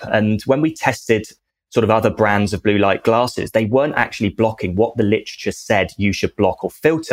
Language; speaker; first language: English; native; English